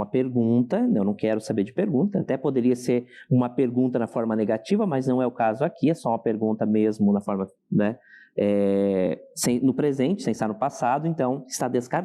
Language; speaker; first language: Portuguese; native; Portuguese